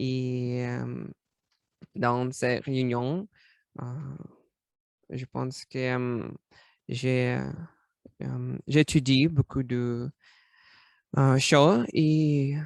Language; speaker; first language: French; non-native, learner; Russian